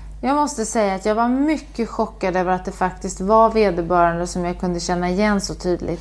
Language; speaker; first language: Swedish; native; Swedish